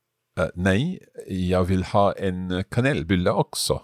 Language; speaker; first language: Swedish; non-native, learner; English